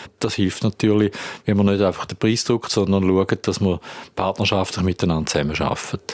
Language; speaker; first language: German; native; German